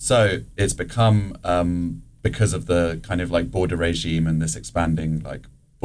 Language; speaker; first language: English; native; English